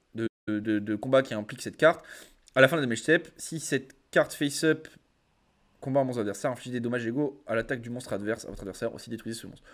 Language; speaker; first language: French; native; French